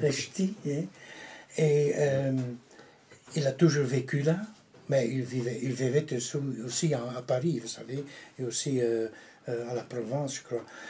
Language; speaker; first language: French; non-native, local second language; Dutch